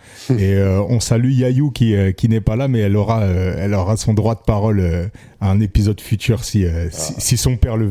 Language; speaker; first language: French; native; French